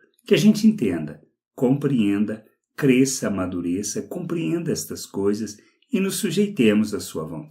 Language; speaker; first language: Portuguese; native; Portuguese